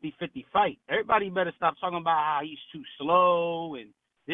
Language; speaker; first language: English; native; English